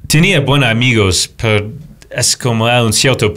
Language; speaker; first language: Spanish; non-native, fluent; English